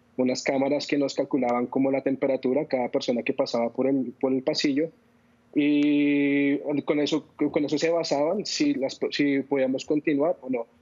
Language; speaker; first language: Spanish; native; Spanish